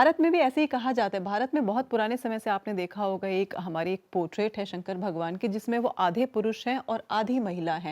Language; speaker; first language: Hindi; native; Hindi